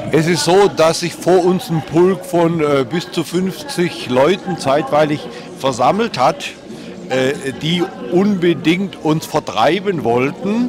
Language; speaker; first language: German; native; German